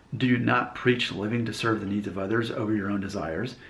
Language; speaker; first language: English; native; English